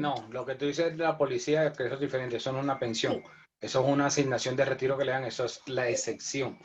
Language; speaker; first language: Spanish; native; Spanish